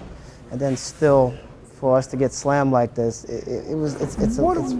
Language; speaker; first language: English; native; English